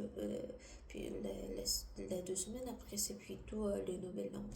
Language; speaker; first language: French; non-native, learner; Korean